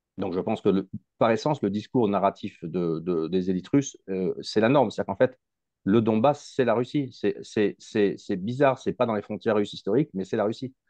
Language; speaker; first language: French; native; French